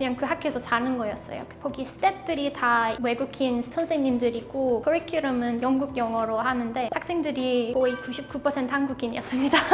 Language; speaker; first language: Korean; non-native, fluent; English